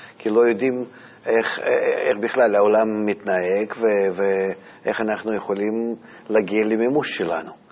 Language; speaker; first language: Hebrew; non-native, fluent; Russian